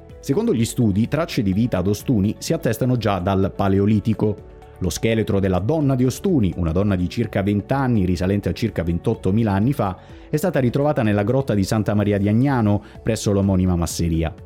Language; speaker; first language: Italian; native; Italian